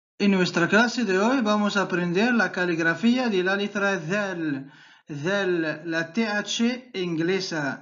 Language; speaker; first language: Spanish; non-native, fluent; Arabic